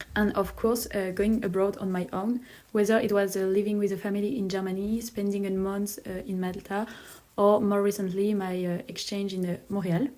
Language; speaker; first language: English; non-native, fluent; French